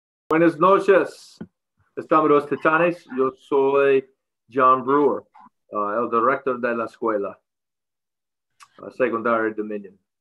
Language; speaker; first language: Spanish; non-native, learner; English